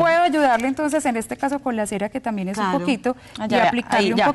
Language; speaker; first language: Spanish; native; Spanish